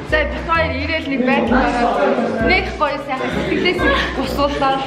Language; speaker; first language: Mongolian; native; Mongolian